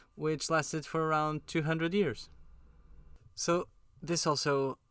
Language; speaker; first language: English; non-native, fluent; Portuguese